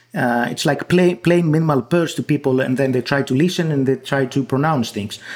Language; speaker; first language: English; non-native, fluent; Greek